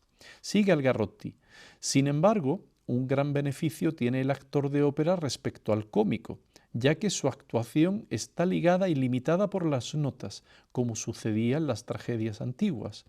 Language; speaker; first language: Spanish; native; Spanish